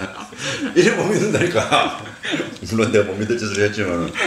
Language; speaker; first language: Korean; native; Korean